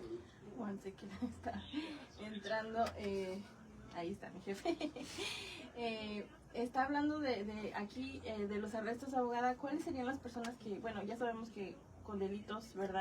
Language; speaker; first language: Spanish; native; Spanish